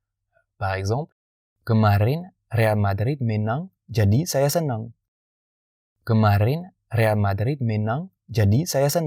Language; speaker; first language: Indonesian; non-native, fluent; French